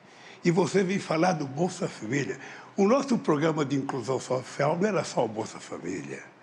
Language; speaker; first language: Portuguese; native; Portuguese